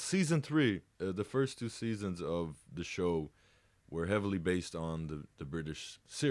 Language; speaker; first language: English; native; English